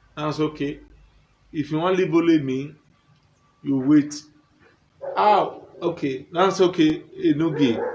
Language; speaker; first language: Nigerian Pidgin; non-native, local second language; Bini